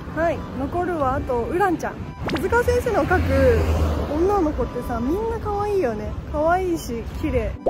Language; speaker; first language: Japanese; early bilingual, other home language; Chinese